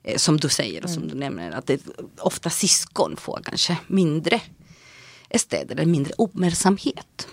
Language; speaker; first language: Swedish; non-native, fluent; Spanish